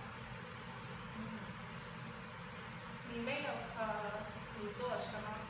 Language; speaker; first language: Chinese; non-native, learner; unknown